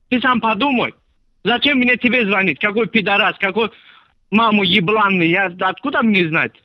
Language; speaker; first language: Russian; non-native, local second language; Azerbaijani